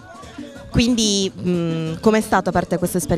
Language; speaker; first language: Italian; native; Italian